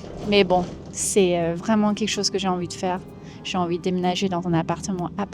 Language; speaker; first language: French; non-native, fluent; English